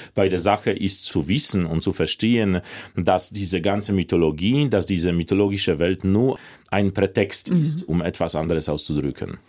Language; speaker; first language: German; non-native, fluent; Polish